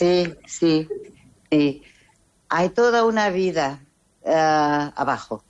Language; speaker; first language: Spanish; non-native, fluent; Portuguese